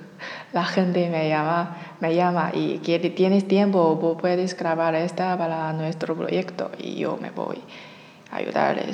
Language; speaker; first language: Spanish; non-native, learner; Chinese